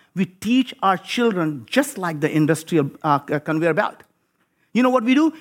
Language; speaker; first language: English; non-native, local second language; Hindi